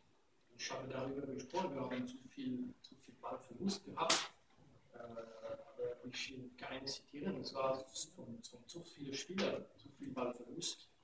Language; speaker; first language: German; non-native, local second language; French